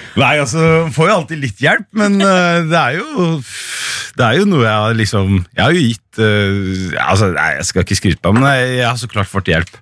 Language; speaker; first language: Norwegian; early bilingual, other home language; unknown